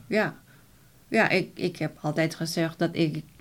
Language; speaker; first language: Dutch; non-native, fluent; Filipino